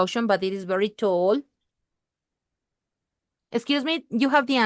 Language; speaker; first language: English; non-native, learner; Spanish